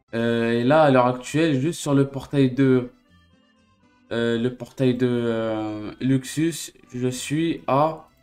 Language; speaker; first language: French; native; French